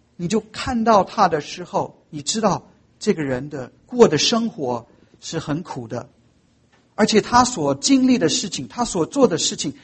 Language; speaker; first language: Chinese; non-native, fluent; English